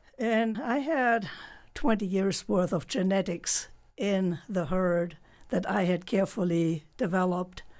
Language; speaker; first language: English; non-native, fluent; German